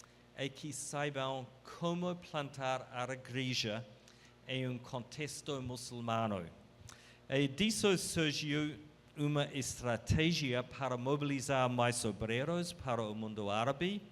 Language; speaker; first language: Portuguese; non-native, fluent; English